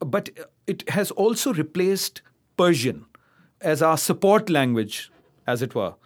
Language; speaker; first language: English; non-native, local second language; Urdu